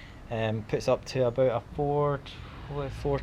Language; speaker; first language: English; native; English